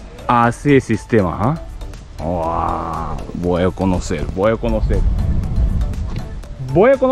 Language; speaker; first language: Spanish; non-native, learner; Japanese